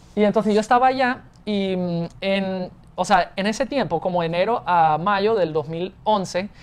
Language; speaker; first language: Spanish; non-native, fluent; English